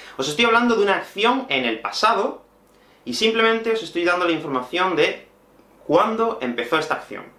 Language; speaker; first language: Spanish; native; Spanish